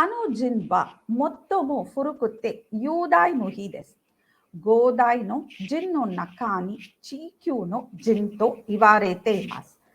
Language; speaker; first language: Japanese; non-native, learner; Tamil